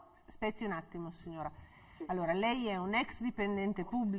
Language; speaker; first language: Italian; native; Italian